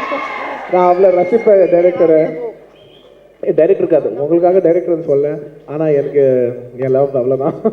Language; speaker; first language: Tamil; non-native, fluent; Telugu